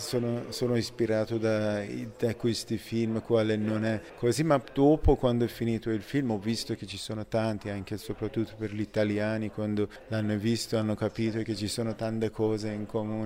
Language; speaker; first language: Italian; non-native, fluent; Persian